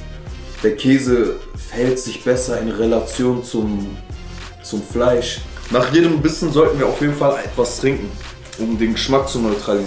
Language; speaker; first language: German; native; German